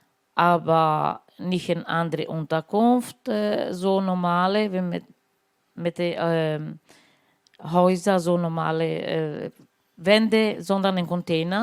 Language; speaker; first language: German; non-native, learner; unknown